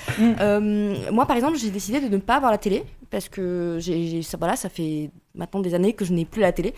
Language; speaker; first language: French; early bilingual, other home language; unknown